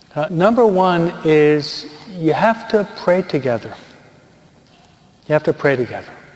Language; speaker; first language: English; native; English